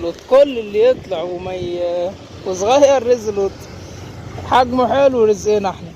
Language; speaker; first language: Arabic; native; Arabic